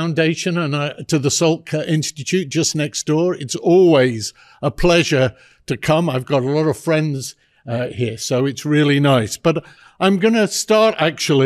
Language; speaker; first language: English; native; English